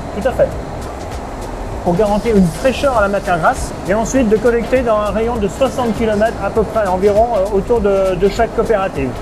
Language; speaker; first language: French; native; French